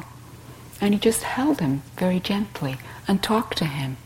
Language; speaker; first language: English; native; English